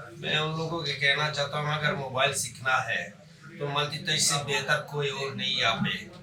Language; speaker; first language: Hindi; non-native, learner; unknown